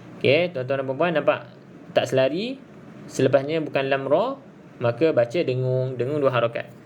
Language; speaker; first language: Malay; native; Malay